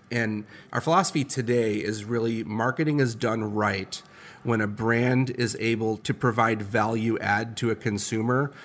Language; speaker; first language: English; native; English